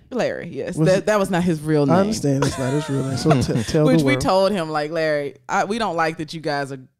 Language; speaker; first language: English; native; English